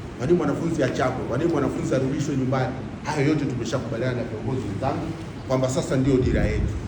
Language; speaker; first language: Swahili; native; Swahili